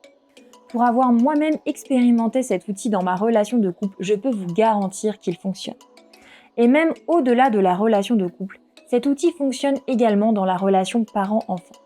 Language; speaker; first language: French; native; French